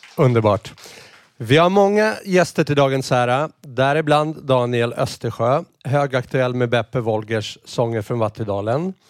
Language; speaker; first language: Swedish; native; Swedish